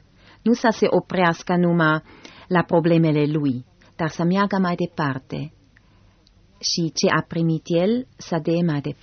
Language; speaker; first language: Romanian; non-native, fluent; German